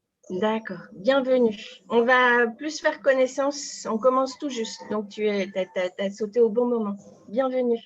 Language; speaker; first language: French; native; French